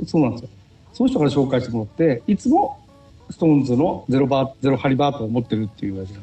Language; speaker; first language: Japanese; native; Japanese